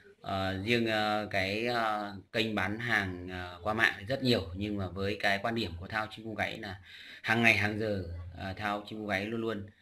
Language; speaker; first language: Vietnamese; native; Vietnamese